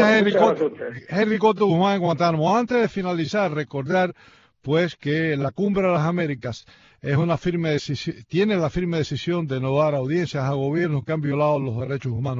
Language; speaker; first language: Spanish; native; Spanish